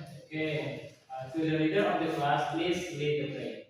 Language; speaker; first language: English; non-native, learner; Indonesian